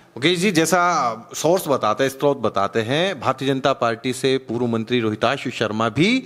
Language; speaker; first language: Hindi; native; Hindi